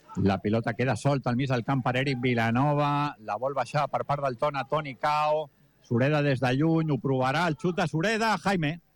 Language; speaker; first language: Catalan; native; Catalan